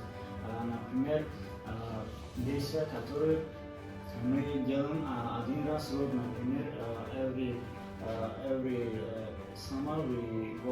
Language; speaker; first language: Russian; non-native, local second language; Tajik